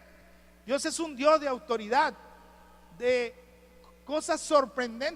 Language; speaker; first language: Spanish; native; Spanish